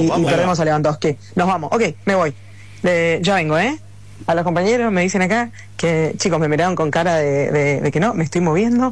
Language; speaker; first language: Spanish; native; Spanish